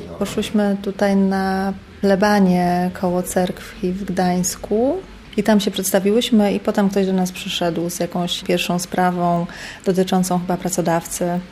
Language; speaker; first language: Polish; native; Polish